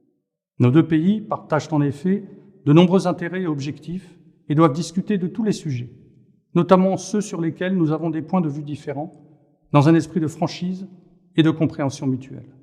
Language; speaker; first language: French; native; French